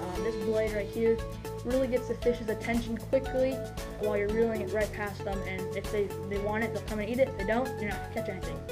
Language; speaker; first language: English; native; English